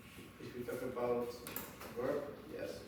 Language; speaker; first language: English; non-native, learner; Ukrainian